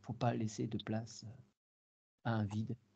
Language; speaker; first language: French; native; French